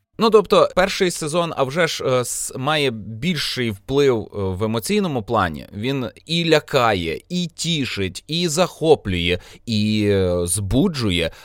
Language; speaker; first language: Ukrainian; native; Ukrainian